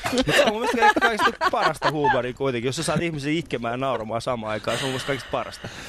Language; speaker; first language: Finnish; early bilingual, other home language; Persian